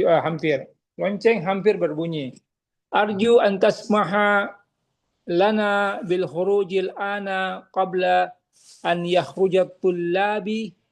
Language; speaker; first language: Arabic; non-native, learner; Indonesian